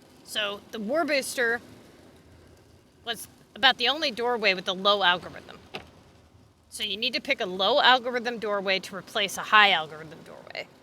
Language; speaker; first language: English; native; English